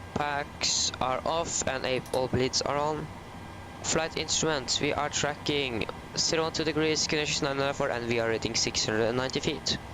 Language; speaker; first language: English; non-native, fluent; Norwegian